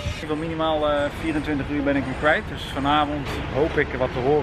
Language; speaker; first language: Dutch; native; Dutch